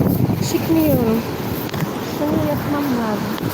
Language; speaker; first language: Turkish; non-native, learner; Arabic